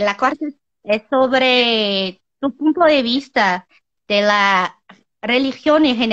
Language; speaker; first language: Spanish; non-native, learner; Portuguese